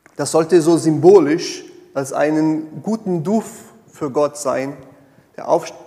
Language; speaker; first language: German; non-native, fluent; Portuguese